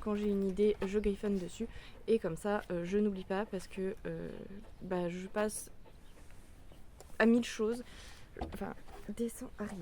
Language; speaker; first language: French; native; French